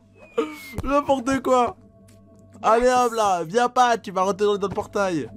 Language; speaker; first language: French; native; French